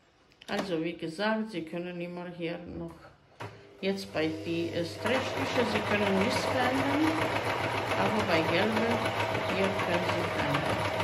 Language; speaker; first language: German; non-native, fluent; Croatian